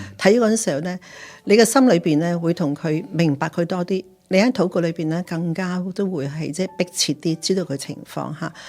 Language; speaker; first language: Cantonese; native; Cantonese